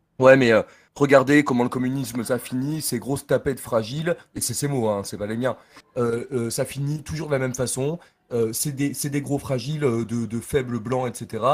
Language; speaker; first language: French; native; French